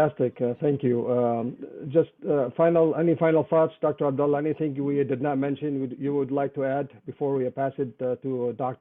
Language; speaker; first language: English; non-native, fluent; Arabic